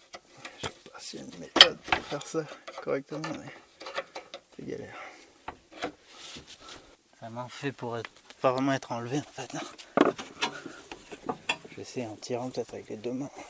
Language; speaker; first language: French; native; French